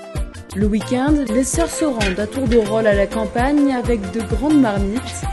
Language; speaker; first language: French; native; French